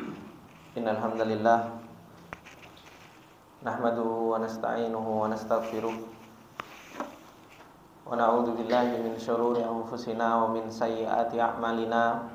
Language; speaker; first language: Indonesian; native; Indonesian